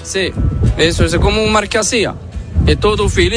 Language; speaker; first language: Spanish; non-native, learner; Arabic